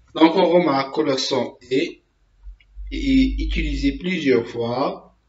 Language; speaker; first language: French; non-native, local second language; Arabic